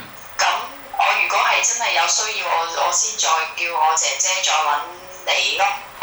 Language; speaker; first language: Cantonese; native; Cantonese